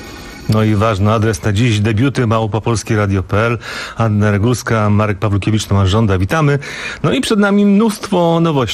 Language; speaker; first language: Polish; native; Polish